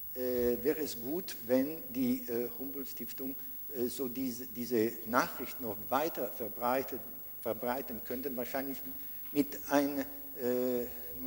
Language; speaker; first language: German; non-native, fluent; Italian